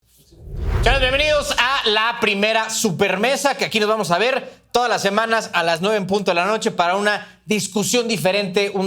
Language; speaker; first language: Spanish; native; Spanish